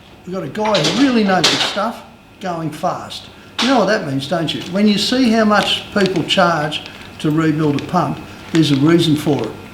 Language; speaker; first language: English; native; English